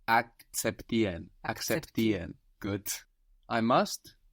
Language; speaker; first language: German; non-native, fluent; English